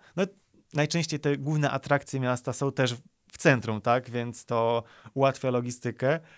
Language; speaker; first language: Polish; native; Polish